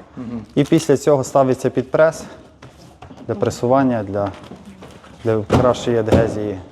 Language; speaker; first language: Ukrainian; native; Ukrainian